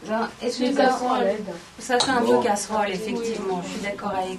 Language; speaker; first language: French; native; French